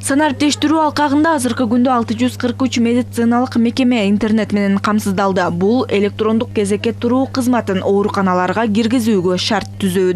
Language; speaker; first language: Kyrgyz; native; Kyrgyz